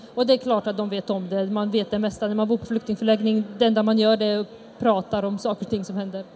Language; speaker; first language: Swedish; early bilingual, other home language; Bosnian